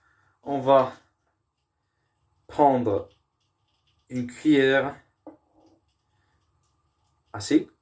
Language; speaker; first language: French; non-native, learner; Arabic